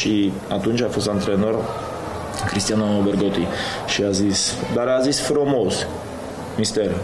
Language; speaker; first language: Romanian; non-native, fluent; Polish